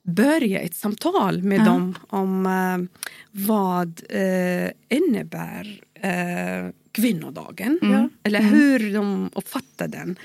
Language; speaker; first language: Swedish; non-native, fluent; Arabic